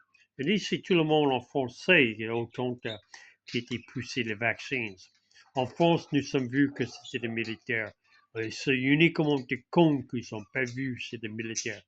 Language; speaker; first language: French; non-native, fluent; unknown